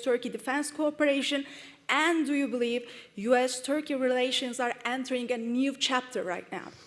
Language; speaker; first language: English; non-native, fluent; Turkish